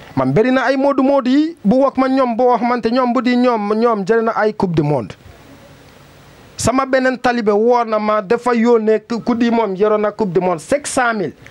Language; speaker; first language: Wolof; non-native, learner; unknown